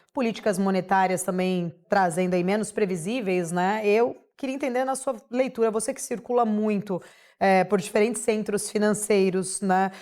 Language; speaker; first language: Portuguese; native; Portuguese